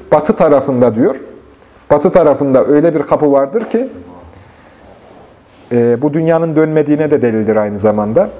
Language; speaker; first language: Turkish; native; Turkish